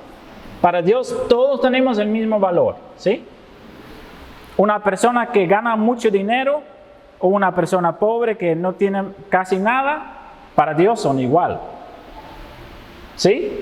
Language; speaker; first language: Spanish; non-native, fluent; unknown